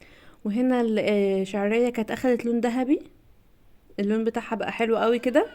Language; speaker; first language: Arabic; native; Arabic